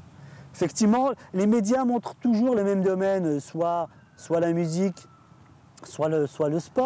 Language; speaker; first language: French; native; French